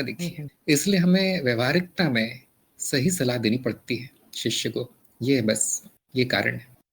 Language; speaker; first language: Hindi; native; Hindi